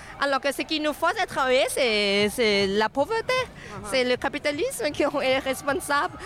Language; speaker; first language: French; non-native, fluent; Thai